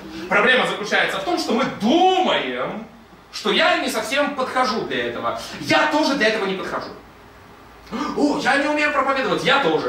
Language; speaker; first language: Russian; native; Russian